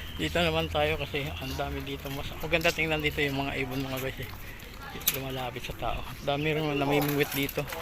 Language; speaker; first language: Filipino; native; Filipino